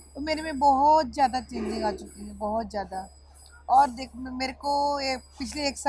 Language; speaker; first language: Hindi; native; Hindi